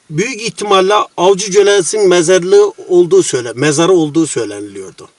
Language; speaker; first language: Turkish; native; Turkish